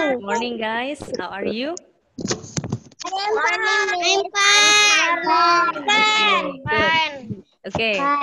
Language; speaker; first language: English; non-native, learner; Indonesian